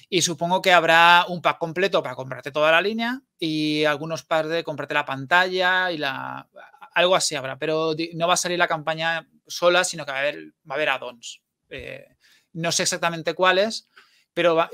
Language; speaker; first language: Spanish; native; Spanish